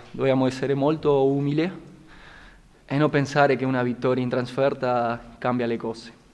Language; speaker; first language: Italian; non-native, fluent; Spanish